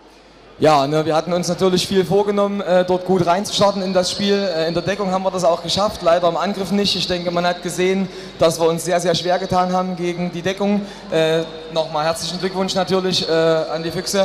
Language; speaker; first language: German; native; German